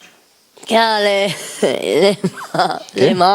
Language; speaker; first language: Italian; non-native, local second language; Sicilian